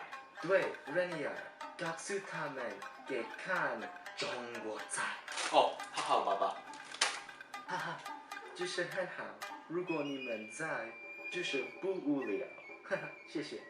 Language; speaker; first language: Chinese; non-native, learner; English